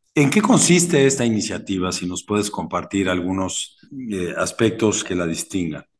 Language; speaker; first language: Spanish; native; Spanish